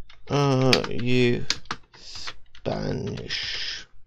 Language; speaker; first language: English; native; English